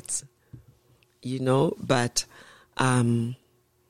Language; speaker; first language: English; non-native, local second language; Yoruba